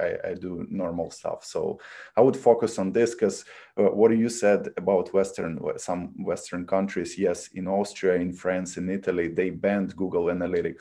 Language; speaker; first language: English; non-native, fluent; Ukrainian